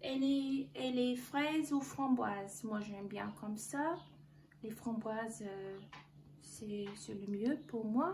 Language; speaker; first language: French; non-native, learner; English